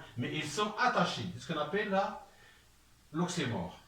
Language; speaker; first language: French; non-native, local second language; Arabic